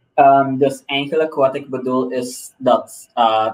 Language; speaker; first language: Dutch; non-native, local second language; Papiamento